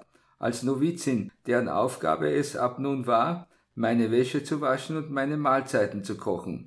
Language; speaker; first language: German; native; German